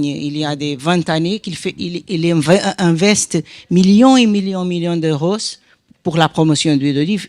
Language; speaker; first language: French; non-native, fluent; Portuguese